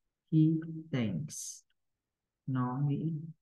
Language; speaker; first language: English; non-native, fluent; Vietnamese